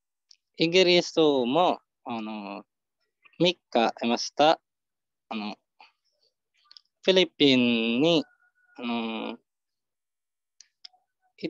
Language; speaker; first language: Japanese; non-native, learner; Filipino